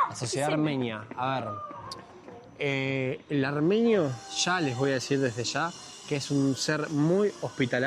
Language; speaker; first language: Spanish; native; Spanish